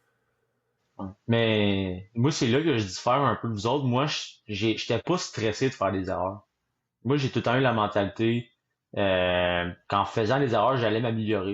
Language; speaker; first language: French; native; French